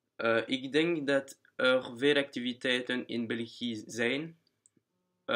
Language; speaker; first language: Dutch; non-native, learner; French